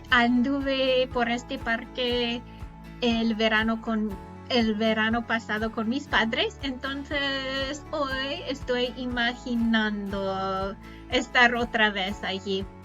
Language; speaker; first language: Spanish; non-native, fluent; English